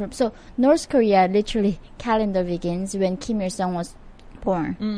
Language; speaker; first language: English; non-native, fluent; Korean